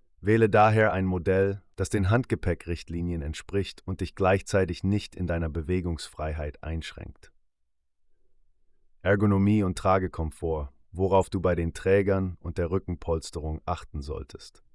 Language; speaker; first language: German; native; German